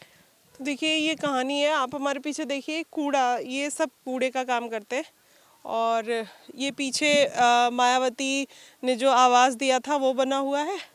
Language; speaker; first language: Hindi; native; Hindi